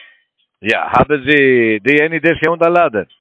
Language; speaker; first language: German; non-native, learner; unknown